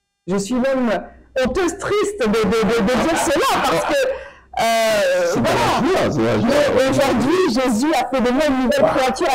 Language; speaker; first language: French; native; French